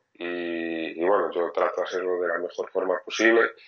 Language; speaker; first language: Spanish; non-native, fluent; French